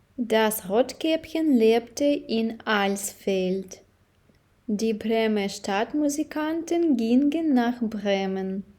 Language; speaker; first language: German; non-native, fluent; Ukrainian